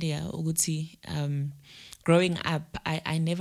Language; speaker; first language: English; non-native, local second language; Zulu